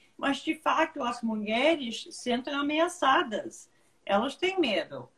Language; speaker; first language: Portuguese; non-native, fluent; English